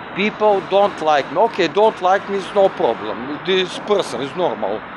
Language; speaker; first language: English; non-native, learner; Bulgarian